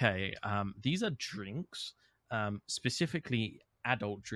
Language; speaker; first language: English; native; English